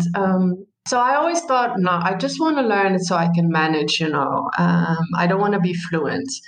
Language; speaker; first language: English; non-native, fluent; Arabic